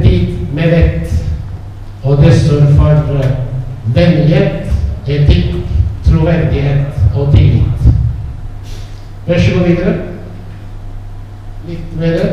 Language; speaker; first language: Norwegian; non-native, fluent; Italian